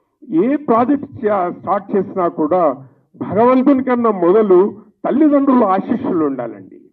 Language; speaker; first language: Telugu; native; Telugu